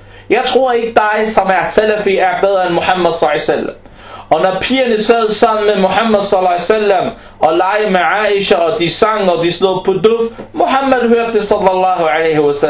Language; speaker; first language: Danish; non-native, fluent; Arabic